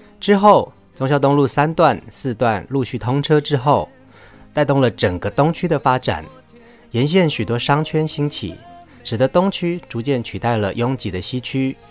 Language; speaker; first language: Chinese; native; Chinese